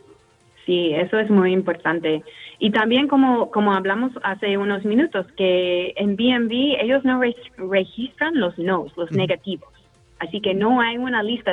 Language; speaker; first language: Spanish; non-native, fluent; English